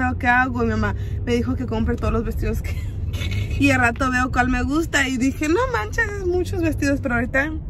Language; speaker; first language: Spanish; early bilingual, heritage; Spanish